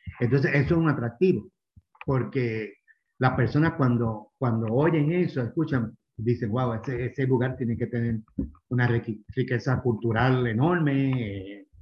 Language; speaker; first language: Spanish; native; Spanish